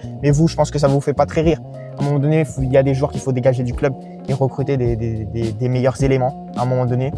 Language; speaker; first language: French; native; French